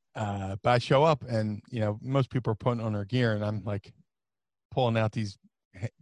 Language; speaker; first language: English; native; English